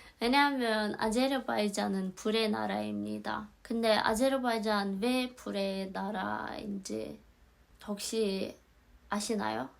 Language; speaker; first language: Korean; non-native, fluent; Azerbaijani